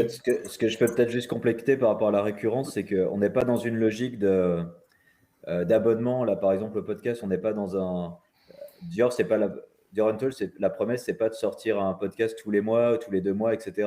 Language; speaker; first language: French; native; French